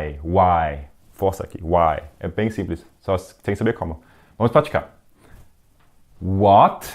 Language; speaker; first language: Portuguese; non-native, fluent; Danish